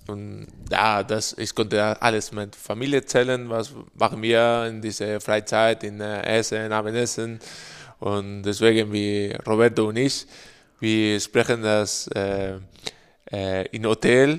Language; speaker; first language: German; non-native, learner; Spanish